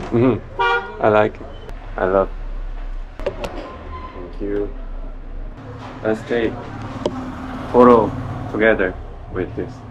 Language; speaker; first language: English; non-native, learner; Korean